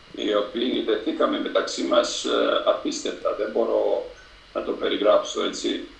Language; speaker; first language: Greek; non-native, fluent; Serbian